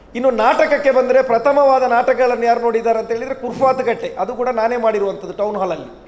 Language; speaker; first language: Kannada; non-native, local second language; Malayalam